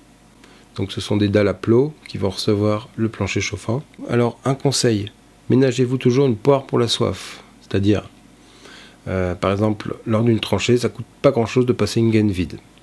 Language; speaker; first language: French; native; French